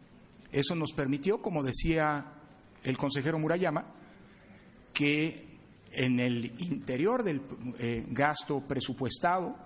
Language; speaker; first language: Spanish; native; Spanish